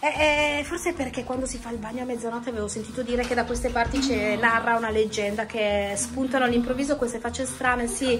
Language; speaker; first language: Italian; native; Italian